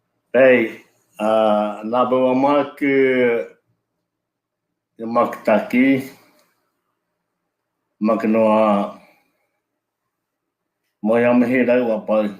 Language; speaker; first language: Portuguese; non-native, local second language; Yanomámi